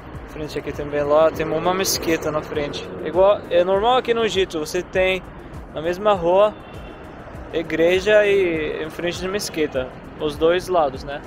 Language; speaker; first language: Portuguese; non-native, fluent; Arabic